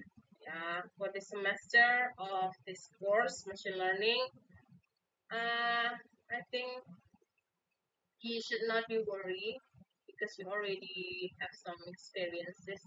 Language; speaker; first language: English; non-native, fluent; Indonesian